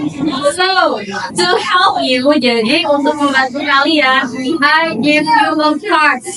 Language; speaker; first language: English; non-native, learner; Indonesian